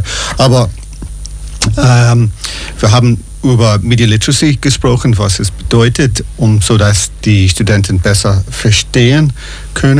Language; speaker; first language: German; non-native, fluent; English